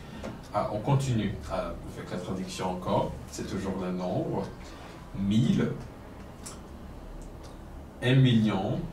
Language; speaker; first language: French; non-native, fluent; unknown